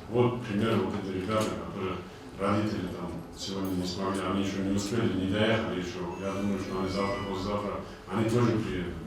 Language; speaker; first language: Russian; non-native, local second language; Avaric